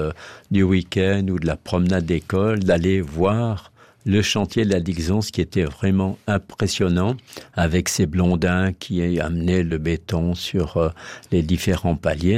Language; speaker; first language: French; native; French